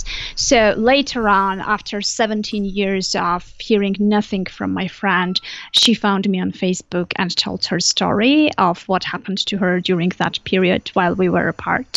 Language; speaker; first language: English; non-native, fluent; Armenian